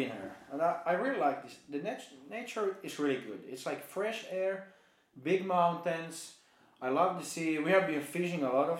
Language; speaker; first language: English; non-native, fluent; Finnish